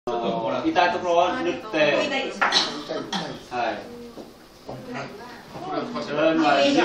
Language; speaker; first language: Japanese; non-native, learner; Vietnamese